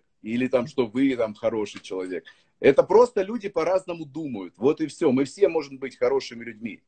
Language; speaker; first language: Russian; native; Russian